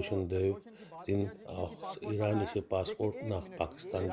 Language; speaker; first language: German; non-native, learner; Urdu